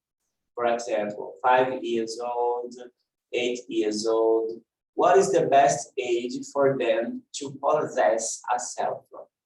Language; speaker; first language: English; non-native, fluent; Portuguese